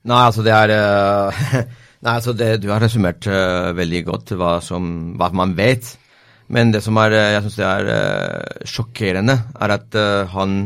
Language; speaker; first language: Norwegian; non-native, fluent; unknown